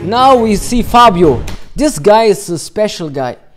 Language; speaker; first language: English; non-native, learner; German